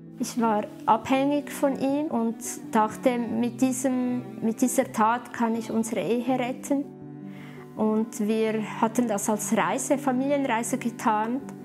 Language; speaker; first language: German; early bilingual, other home language; Italian